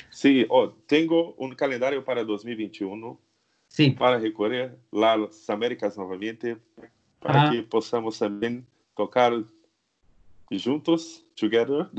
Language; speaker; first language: Spanish; non-native, learner; Portuguese